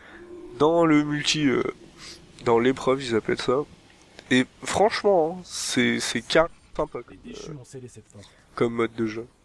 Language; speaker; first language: French; native; French